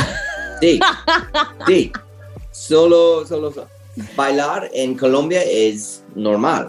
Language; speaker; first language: Spanish; non-native, learner; English